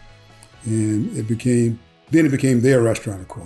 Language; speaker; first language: English; native; English